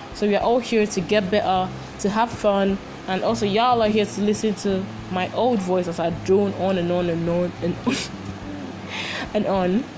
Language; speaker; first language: English; non-native, local second language; Igbo